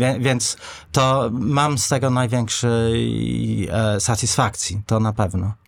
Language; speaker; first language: Polish; non-native, fluent; English